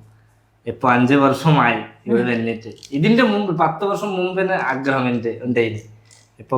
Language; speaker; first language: Malayalam; non-native, local second language; Bangla